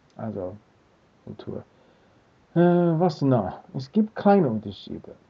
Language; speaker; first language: German; non-native, learner; English